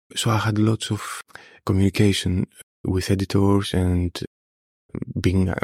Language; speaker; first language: English; non-native, fluent; Greek